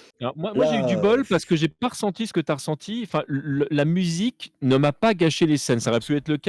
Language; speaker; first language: French; native; French